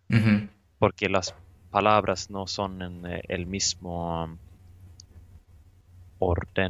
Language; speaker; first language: Spanish; non-native, learner; Swedish